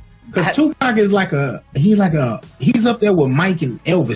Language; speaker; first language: English; native; English